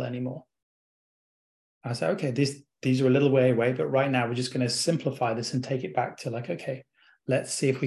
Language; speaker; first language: English; native; English